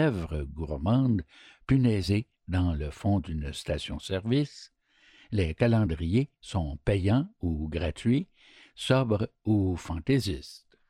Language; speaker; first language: French; native; French